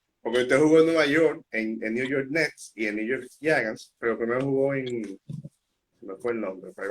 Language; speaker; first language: Spanish; native; Spanish